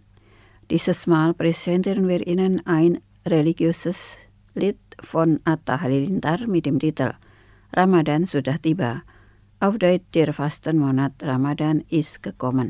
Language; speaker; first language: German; non-native, fluent; Indonesian